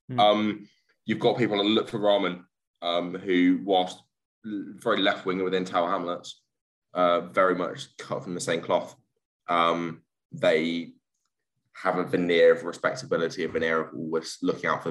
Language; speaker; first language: English; native; English